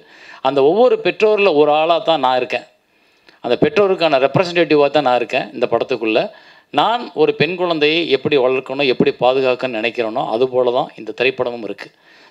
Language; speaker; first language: Tamil; native; Tamil